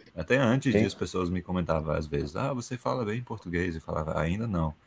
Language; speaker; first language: Portuguese; non-native, fluent; English